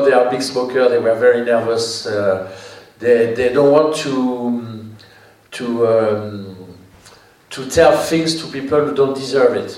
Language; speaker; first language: English; non-native, fluent; French